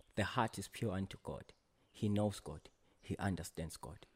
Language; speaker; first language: English; non-native, local second language; Swati